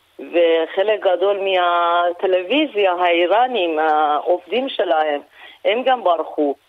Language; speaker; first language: Hebrew; non-native, fluent; Persian